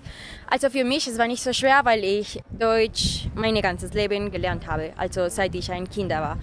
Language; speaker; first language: German; non-native, learner; Spanish